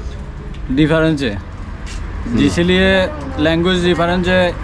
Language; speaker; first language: Hindi; non-native, learner; Bangla